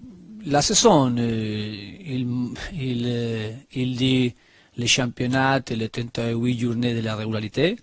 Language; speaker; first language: French; non-native, learner; Spanish